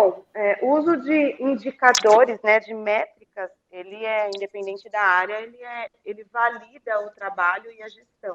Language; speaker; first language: Portuguese; native; Portuguese